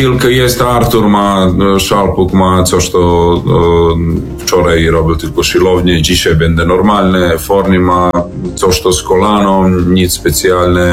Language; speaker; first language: Polish; non-native, learner; Serbian